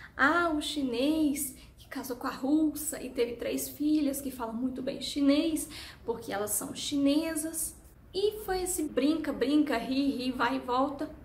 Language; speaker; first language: Portuguese; early bilingual, heritage; Portuguese